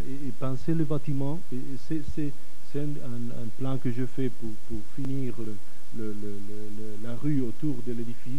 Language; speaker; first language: French; non-native, fluent; Catalan